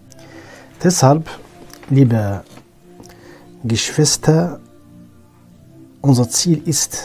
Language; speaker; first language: German; non-native, fluent; Arabic